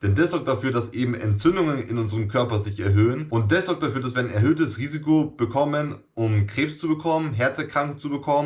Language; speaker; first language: German; native; German